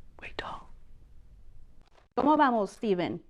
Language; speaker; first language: Spanish; early bilingual, heritage; English